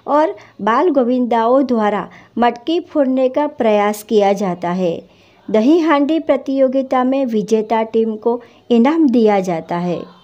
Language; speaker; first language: Hindi; non-native, local second language; Gujarati